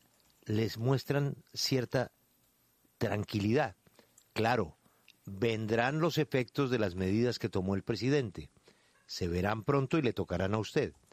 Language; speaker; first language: Spanish; native; Spanish